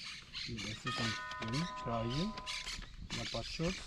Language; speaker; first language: Spanish; non-native, learner; German